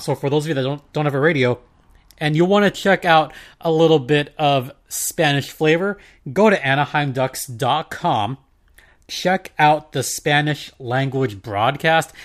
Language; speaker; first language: English; native; English